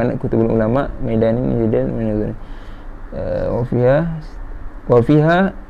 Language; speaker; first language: Arabic; non-native, fluent; Malay